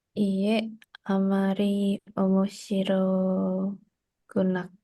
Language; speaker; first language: Japanese; non-native, learner; Indonesian